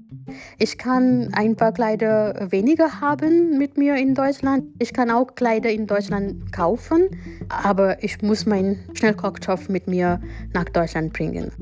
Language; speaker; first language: German; non-native, learner; Gujarati